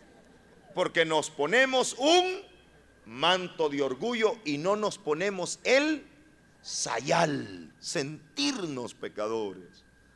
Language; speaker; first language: Spanish; native; Spanish